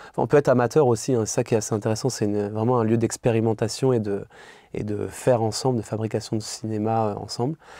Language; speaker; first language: French; native; French